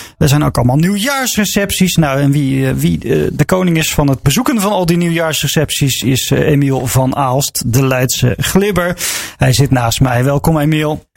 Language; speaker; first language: Dutch; native; Dutch